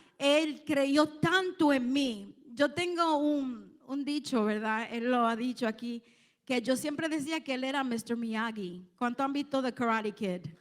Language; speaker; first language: Spanish; early bilingual, heritage; Spanish